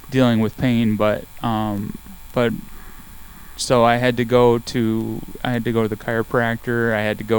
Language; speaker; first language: English; native; English